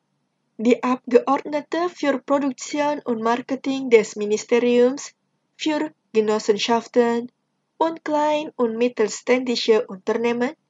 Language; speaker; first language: German; non-native, fluent; Indonesian